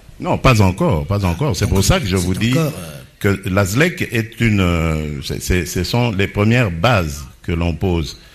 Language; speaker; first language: French; non-native, local second language; Lingala